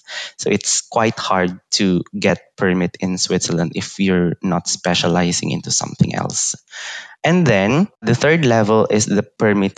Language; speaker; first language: English; non-native, local second language; Iloko